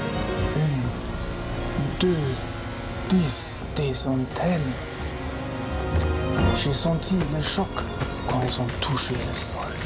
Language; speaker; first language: French; non-native, fluent; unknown